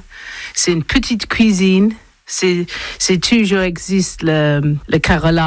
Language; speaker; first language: French; non-native, learner; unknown